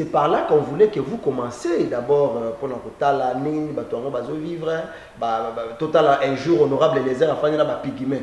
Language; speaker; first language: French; non-native, local second language; Lingala